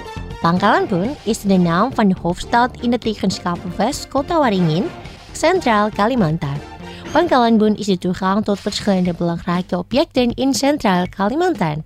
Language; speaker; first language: Dutch; non-native, learner; Indonesian